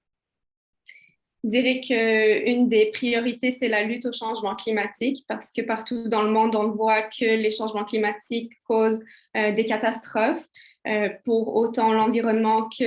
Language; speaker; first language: French; early bilingual, other home language; Kabyle